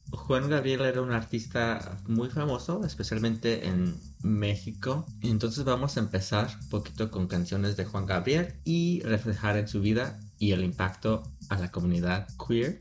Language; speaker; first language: Spanish; early bilingual, heritage; Spanish